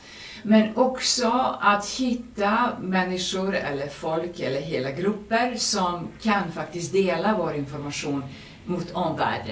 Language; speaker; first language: Swedish; non-native, fluent; Serbian